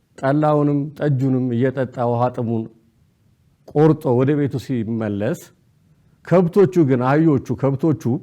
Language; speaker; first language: Amharic; native; Amharic